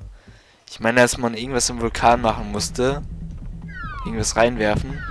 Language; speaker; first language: German; native; German